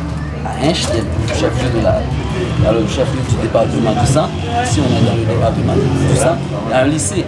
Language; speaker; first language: French; non-native, local second language; Haitian Creole